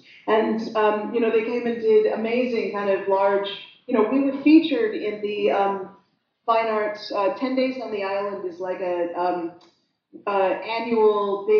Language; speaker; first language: English; native; English